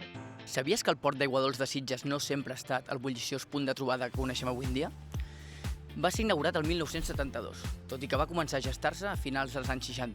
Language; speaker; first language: Catalan; native; Catalan